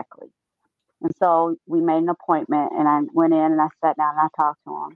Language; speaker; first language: English; native; English